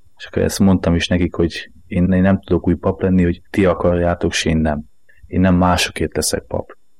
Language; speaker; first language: Hungarian; native; Hungarian